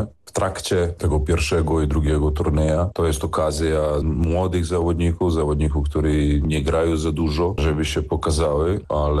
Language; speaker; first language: Polish; non-native, learner; Serbian